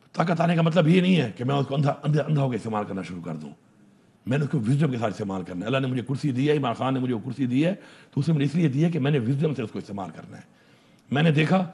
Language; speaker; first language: Urdu; non-native, local second language; Pashto